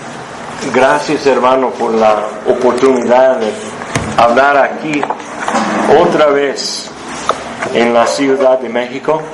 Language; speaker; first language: Spanish; non-native, fluent; English